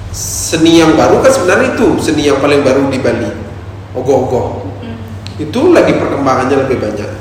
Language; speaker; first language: Indonesian; non-native, local second language; Balinese